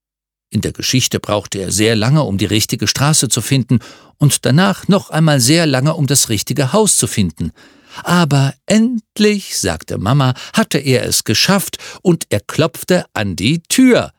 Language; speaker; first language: German; native; German